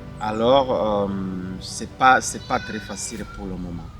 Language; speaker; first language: French; non-native, local second language; Kinyarwanda